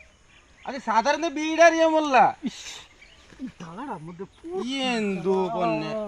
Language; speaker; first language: Malayalam; non-native, learner; Bangla